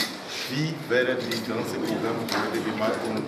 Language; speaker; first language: German; non-native, learner; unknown